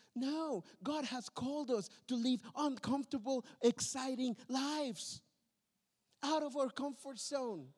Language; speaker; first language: English; non-native, fluent; Spanish